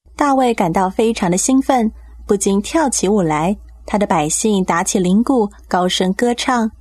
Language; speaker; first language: Chinese; native; Chinese